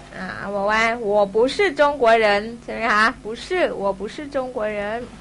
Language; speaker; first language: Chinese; non-native, fluent; Thai